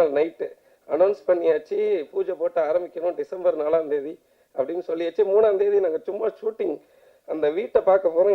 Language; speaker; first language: Tamil; native; Tamil